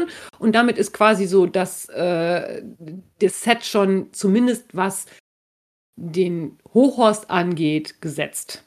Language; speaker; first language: German; native; German